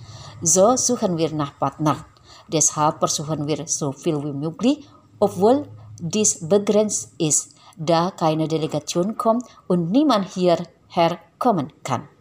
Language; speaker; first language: German; non-native, fluent; Indonesian